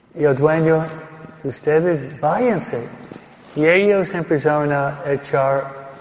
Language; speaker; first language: Spanish; non-native, fluent; English